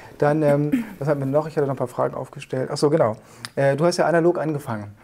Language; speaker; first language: German; native; German